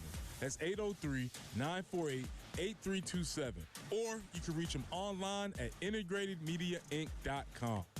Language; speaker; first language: English; native; English